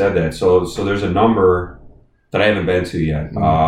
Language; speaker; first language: English; native; English